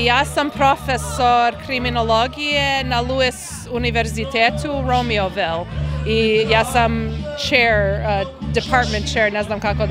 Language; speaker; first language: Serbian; early bilingual, heritage; Serbian